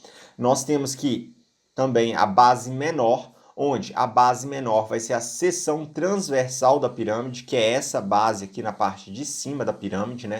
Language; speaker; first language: Portuguese; native; Portuguese